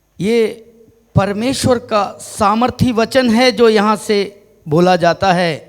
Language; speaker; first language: Hindi; non-native, local second language; Malayalam